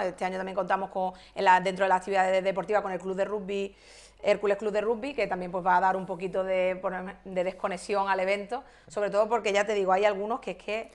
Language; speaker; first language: Spanish; native; Spanish